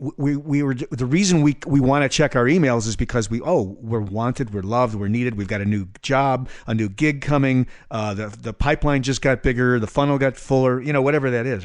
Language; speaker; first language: English; native; English